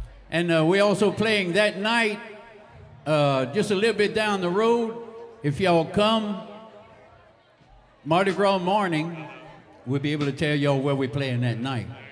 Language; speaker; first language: English; native; English